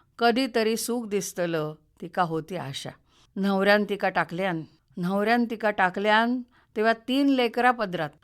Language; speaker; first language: Marathi; native; Marathi